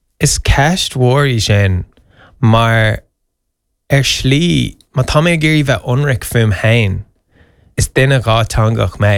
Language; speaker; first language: Irish; non-native, local second language; English